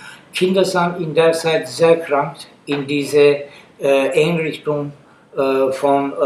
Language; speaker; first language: German; non-native, learner; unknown